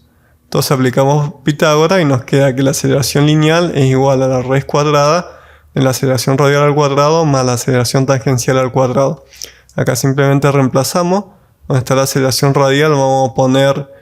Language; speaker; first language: Spanish; native; Spanish